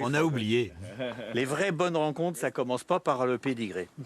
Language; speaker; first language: French; native; French